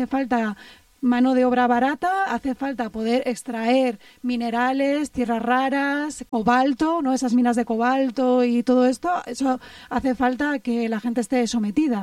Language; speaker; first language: Spanish; native; Spanish